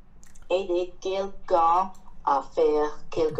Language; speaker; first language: French; non-native, learner; Chinese